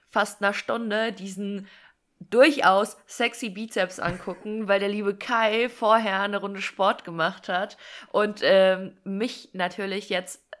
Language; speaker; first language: German; native; German